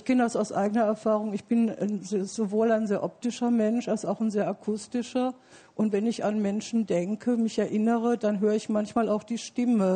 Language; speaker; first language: German; native; German